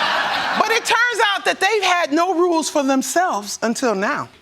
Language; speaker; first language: English; native; English